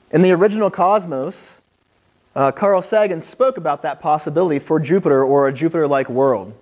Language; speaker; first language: English; native; English